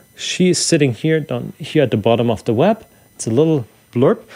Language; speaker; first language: English; non-native, fluent; German